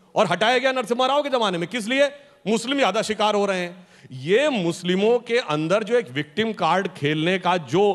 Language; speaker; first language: Hindi; native; Hindi